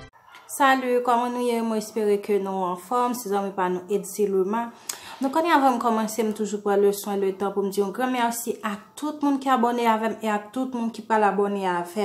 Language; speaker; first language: French; non-native, learner; Haitian Creole